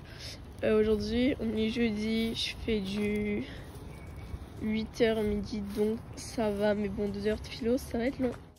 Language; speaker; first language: French; native; French